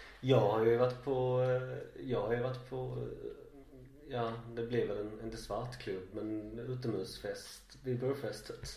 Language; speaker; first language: Swedish; native; Swedish